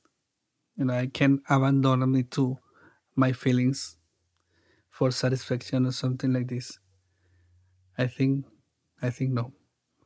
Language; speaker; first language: English; non-native, learner; Spanish